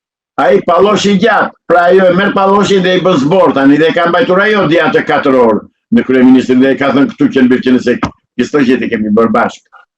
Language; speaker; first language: Albanian; native; Albanian